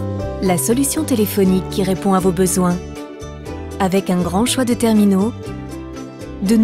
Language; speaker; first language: French; native; French